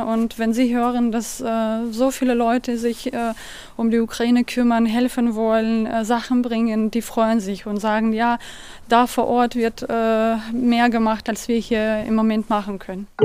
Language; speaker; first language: German; non-native, fluent; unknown